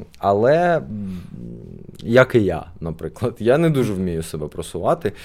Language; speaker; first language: Ukrainian; non-native, local second language; Russian